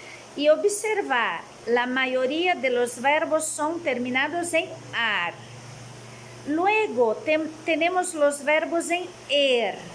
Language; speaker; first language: Spanish; non-native, fluent; Portuguese